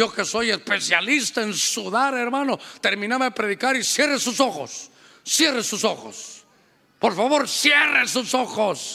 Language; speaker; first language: Spanish; native; Spanish